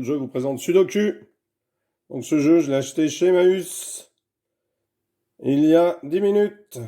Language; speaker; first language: French; native; French